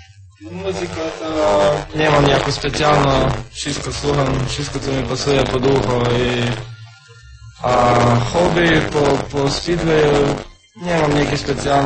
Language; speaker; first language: Polish; non-native, learner; Croatian